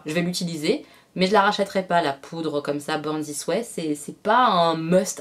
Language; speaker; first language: French; native; French